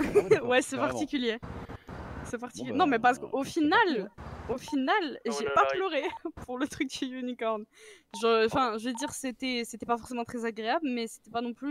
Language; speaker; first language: French; native; French